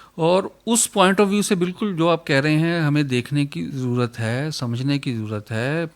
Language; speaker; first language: Urdu; non-native, local second language; Punjabi